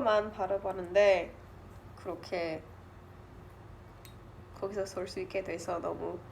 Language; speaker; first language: Korean; non-native, learner; English